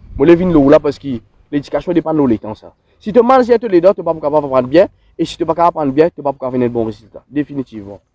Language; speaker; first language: French; non-native, local second language; Morisyen